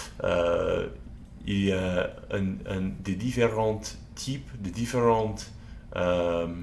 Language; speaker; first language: French; non-native, learner; English